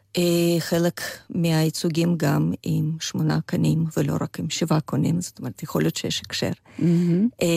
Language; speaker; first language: Hebrew; non-native, fluent; Russian